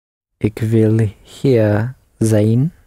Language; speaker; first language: Dutch; non-native, learner; English